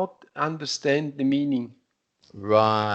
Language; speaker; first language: English; non-native, learner; Italian